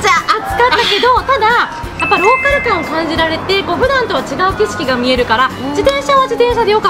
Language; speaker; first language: Japanese; native; Japanese